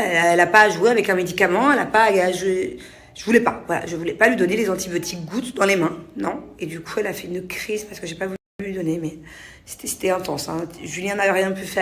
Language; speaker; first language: French; native; French